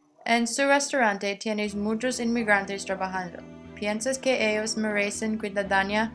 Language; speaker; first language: Spanish; non-native, learner; English